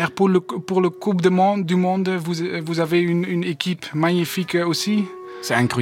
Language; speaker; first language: French; non-native, learner; Dutch